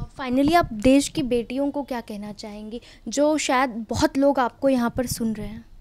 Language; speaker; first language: Hindi; native; Hindi